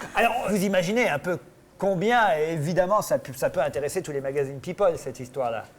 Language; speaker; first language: French; native; French